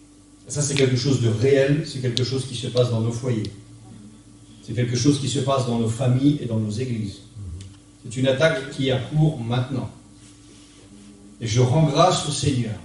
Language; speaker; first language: French; native; French